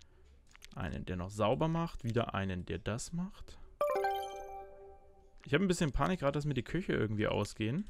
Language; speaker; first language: German; native; German